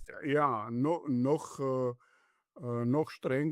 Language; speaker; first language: German; non-native, learner; Georgian